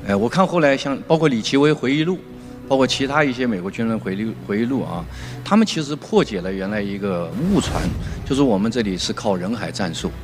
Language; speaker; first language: Chinese; native; Chinese